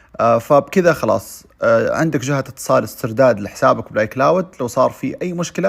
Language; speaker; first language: Arabic; native; Arabic